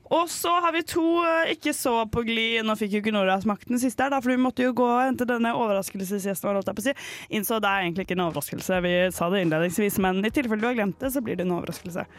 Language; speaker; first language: Norwegian; native; Norwegian